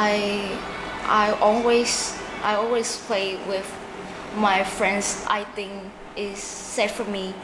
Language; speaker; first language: English; non-native, learner; Vietnamese